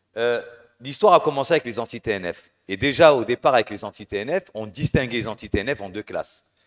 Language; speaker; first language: French; non-native, local second language; Arabic